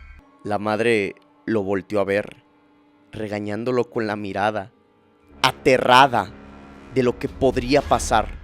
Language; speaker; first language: Spanish; native; Spanish